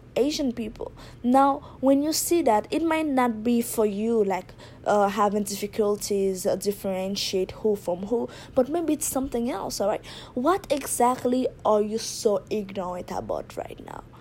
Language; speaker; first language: English; non-native, fluent; Haitian Creole